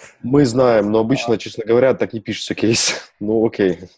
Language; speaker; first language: Russian; native; Russian